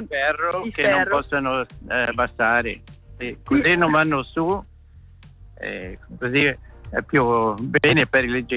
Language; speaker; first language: Italian; non-native, local second language; German